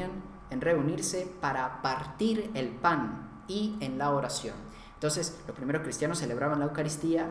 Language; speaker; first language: Spanish; native; Spanish